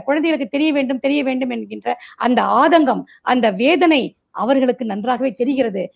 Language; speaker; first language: Tamil; non-native, local second language; Marathi